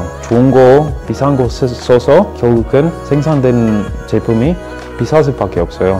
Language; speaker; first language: Korean; non-native, fluent; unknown